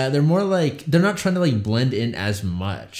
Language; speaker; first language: English; native; English